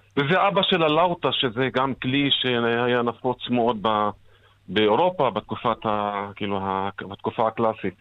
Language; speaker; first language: Hebrew; non-native, local second language; Arabic